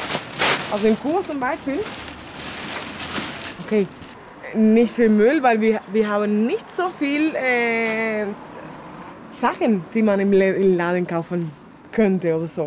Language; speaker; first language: German; non-native, fluent; Spanish